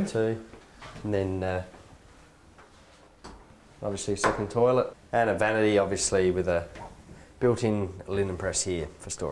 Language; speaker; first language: English; native; English